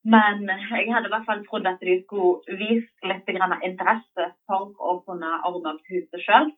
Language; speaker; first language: Norwegian; native; Norwegian